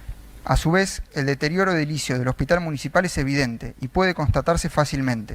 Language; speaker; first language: Spanish; native; Spanish